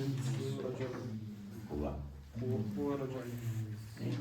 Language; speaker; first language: Arabic; non-native, learner; Urdu